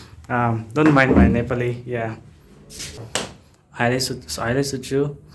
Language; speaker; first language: Nepali; non-native, learner; Karbi